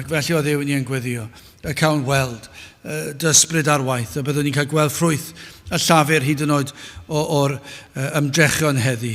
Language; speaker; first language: Welsh; native; Welsh